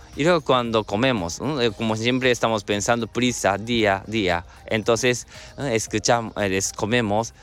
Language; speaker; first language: Spanish; non-native, learner; Japanese